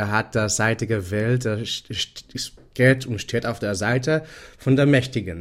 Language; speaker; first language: German; non-native, fluent; Hebrew